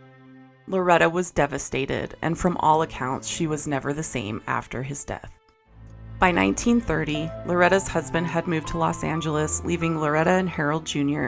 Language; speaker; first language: English; native; English